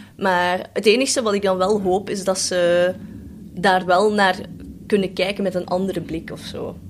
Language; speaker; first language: Dutch; early bilingual, other home language; Cantonese